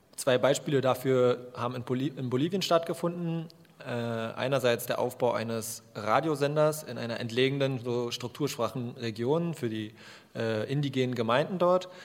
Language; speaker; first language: German; native; German